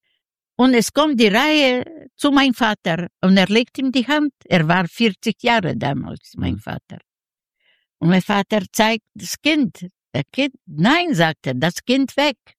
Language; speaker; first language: German; non-native, learner; Yiddish